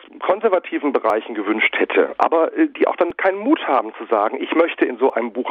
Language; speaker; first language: German; native; German